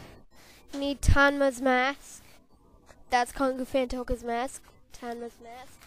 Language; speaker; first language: English; native; English